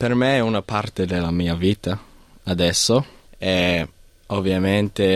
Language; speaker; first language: Italian; non-native, learner; English